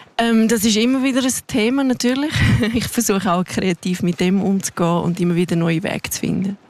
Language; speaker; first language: German; non-native, local second language; Romansh